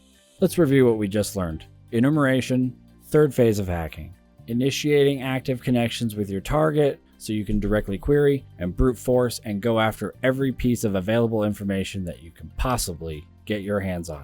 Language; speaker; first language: English; native; English